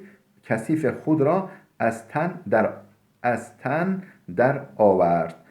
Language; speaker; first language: Persian; non-native, fluent; Turkish